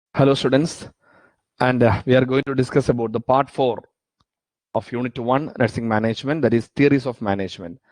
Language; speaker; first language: English; non-native, local second language; Malayalam